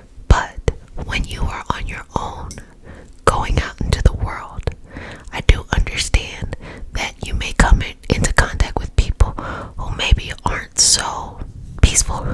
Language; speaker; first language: English; native; English